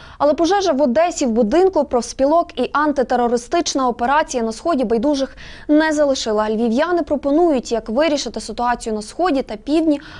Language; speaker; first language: Ukrainian; native; Ukrainian